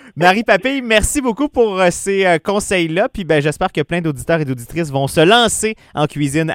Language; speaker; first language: French; native; French